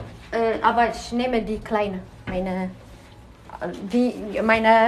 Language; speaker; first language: German; non-native, learner; Amharic